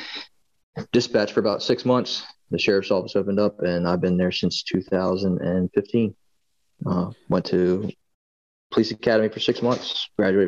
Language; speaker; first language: English; native; English